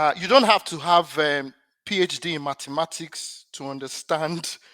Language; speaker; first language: English; non-native, local second language; Yoruba